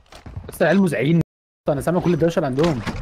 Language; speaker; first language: Arabic; native; Arabic